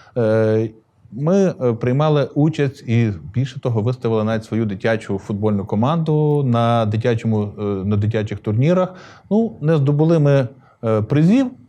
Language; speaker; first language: Ukrainian; native; Ukrainian